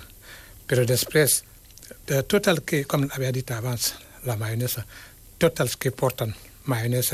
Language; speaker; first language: Catalan; non-native, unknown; Wolof